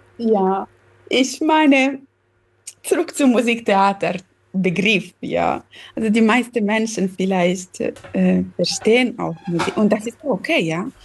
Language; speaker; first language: German; non-native, fluent; Italian